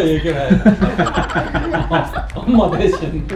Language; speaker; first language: Korean; native; Korean